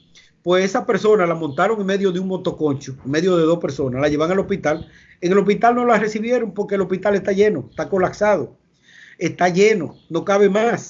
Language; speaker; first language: Spanish; native; Spanish